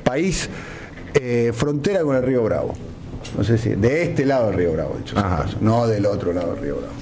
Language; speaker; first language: Spanish; native; Spanish